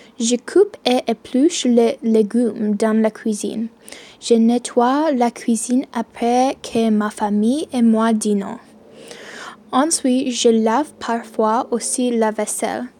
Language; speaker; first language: French; non-native, learner; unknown